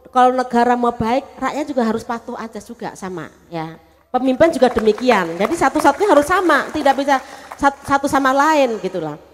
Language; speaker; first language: Indonesian; non-native, local second language; Javanese